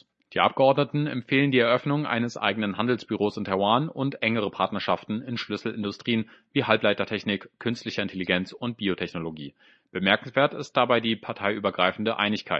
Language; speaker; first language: German; native; German